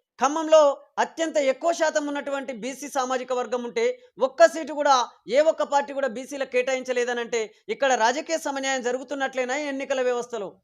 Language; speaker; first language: Telugu; native; Telugu